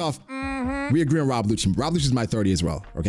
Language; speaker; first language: English; native; English